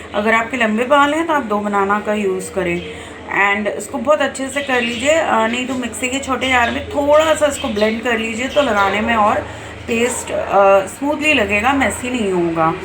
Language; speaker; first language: Hindi; non-native, local second language; Bangla